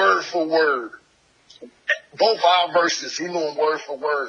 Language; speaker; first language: English; native; English